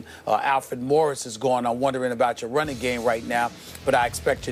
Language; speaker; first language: English; native; English